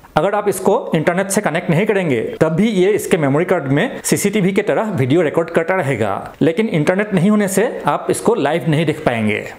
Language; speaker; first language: Hindi; non-native, local second language; Assamese